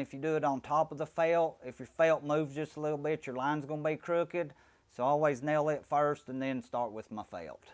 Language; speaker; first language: English; native; English